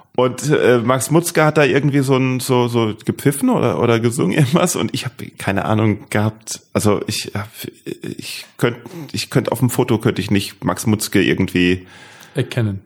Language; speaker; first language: German; native; German